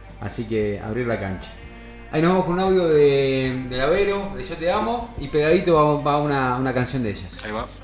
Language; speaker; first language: Spanish; native; Spanish